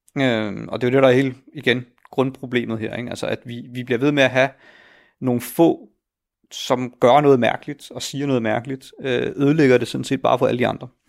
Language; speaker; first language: Danish; early bilingual, other home language; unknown